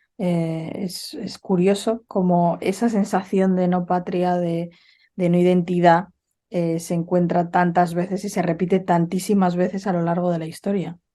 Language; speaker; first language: Spanish; native; Spanish